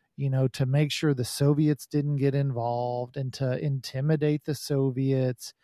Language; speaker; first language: English; native; English